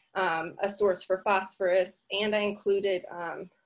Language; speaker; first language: English; native; English